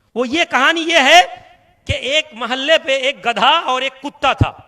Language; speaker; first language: Hindi; non-native, local second language; Bangla